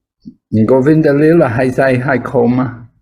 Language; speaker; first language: Chinese; non-native, fluent; English